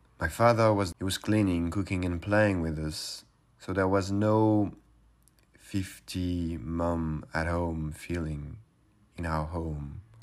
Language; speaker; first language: English; non-native, fluent; French